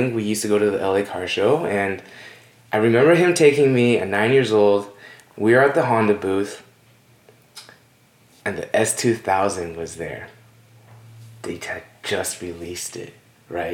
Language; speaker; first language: English; native; English